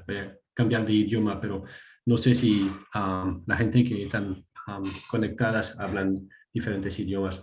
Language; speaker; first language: Spanish; non-native, fluent; French